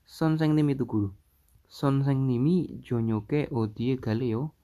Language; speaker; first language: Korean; non-native, fluent; Indonesian